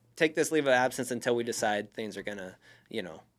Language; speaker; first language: English; native; English